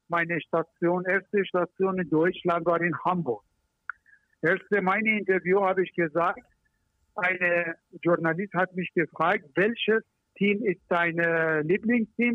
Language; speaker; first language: German; non-native, learner; Persian